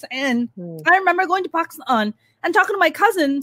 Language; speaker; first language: English; non-native, local second language; Urdu